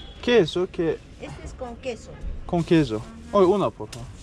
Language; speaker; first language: Spanish; non-native, learner; Turkish